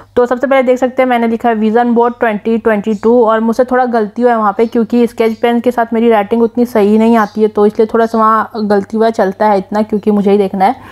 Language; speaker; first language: Hindi; non-native, local second language; Nepali